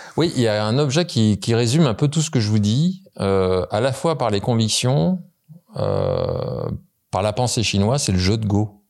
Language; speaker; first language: French; native; French